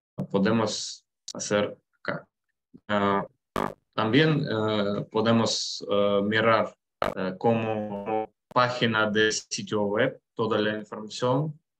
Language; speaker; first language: Spanish; non-native, learner; Russian